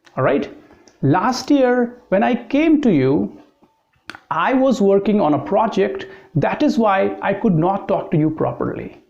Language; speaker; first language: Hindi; native; Hindi